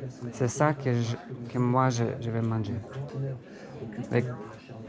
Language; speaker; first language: French; non-native, learner; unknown